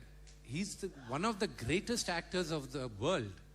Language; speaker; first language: Tamil; non-native, local second language; Telugu